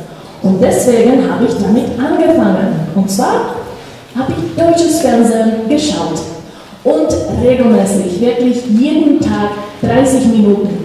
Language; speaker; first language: German; non-native, fluent; Slovak